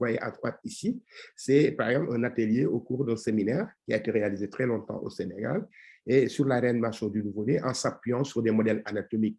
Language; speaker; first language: French; non-native, local second language; Wolof